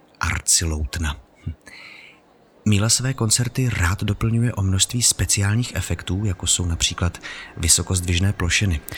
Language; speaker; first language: Czech; native; Czech